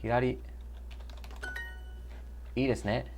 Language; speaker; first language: Japanese; non-native, learner; English